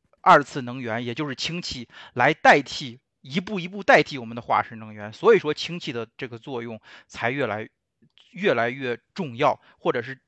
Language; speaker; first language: Chinese; native; Chinese